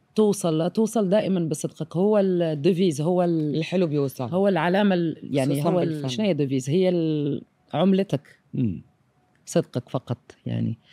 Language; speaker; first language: Arabic; native; Arabic